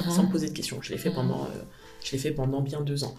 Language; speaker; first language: French; native; French